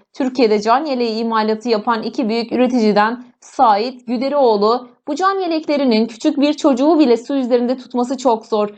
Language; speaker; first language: Turkish; native; Turkish